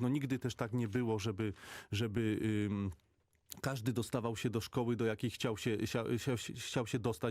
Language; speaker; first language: Polish; native; Polish